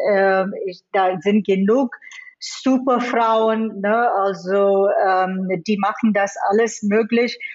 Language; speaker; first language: German; non-native, fluent; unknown